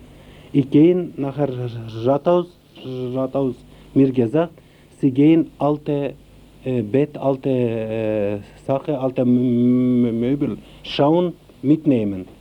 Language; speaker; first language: German; non-native, learner; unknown